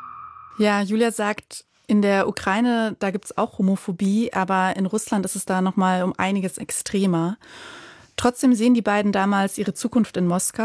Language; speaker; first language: German; native; German